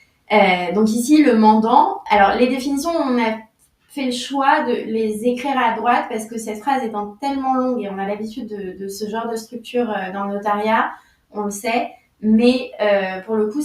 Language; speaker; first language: French; native; French